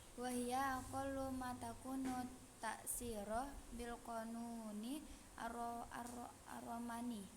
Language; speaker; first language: Arabic; non-native, learner; Indonesian